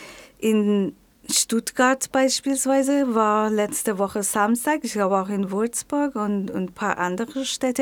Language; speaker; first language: German; non-native, fluent; Persian